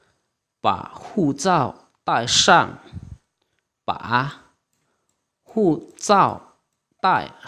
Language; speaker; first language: Chinese; non-native, fluent; Lao